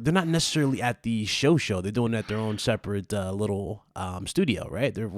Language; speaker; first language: English; native; English